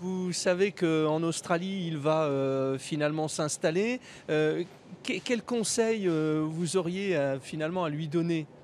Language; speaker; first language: French; native; French